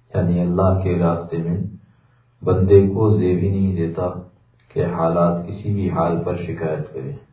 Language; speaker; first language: Urdu; native; Urdu